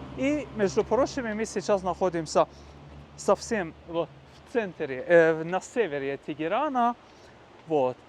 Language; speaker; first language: Russian; non-native, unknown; Persian